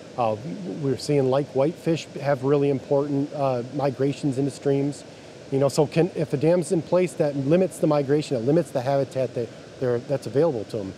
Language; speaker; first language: English; native; English